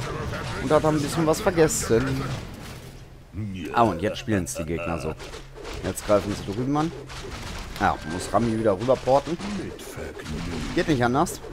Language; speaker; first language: German; native; German